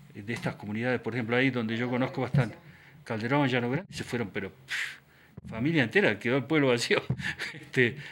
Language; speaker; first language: Spanish; native; Spanish